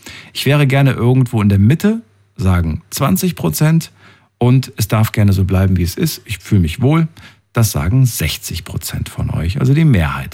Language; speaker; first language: German; native; German